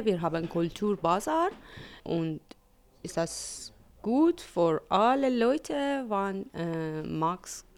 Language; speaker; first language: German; non-native, learner; Persian